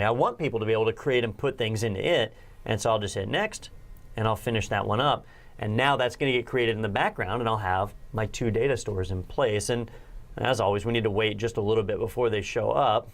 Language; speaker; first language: English; native; English